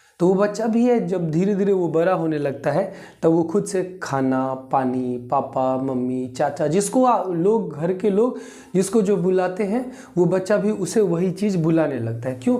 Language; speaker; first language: Hindi; native; Hindi